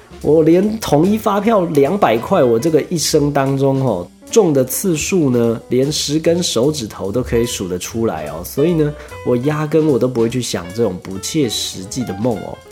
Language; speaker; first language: Chinese; native; Chinese